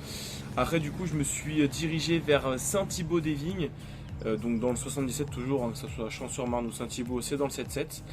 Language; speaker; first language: French; native; French